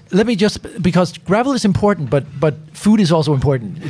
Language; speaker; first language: English; non-native, fluent; Danish